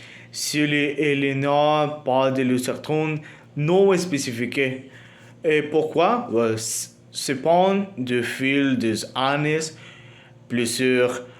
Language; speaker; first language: French; non-native, learner; Spanish